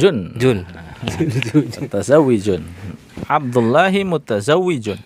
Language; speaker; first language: Arabic; non-native, fluent; Indonesian